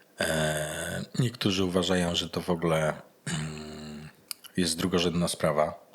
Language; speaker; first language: Polish; native; Polish